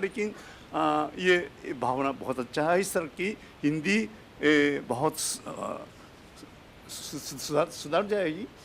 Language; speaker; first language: Hindi; non-native, fluent; Japanese